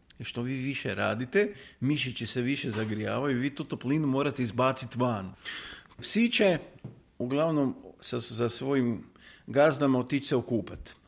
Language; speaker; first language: Croatian; native; Croatian